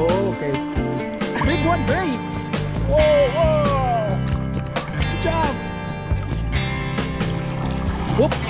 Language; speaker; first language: English; non-native, local second language; Filipino